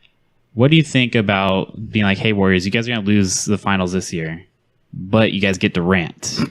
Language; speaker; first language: English; native; English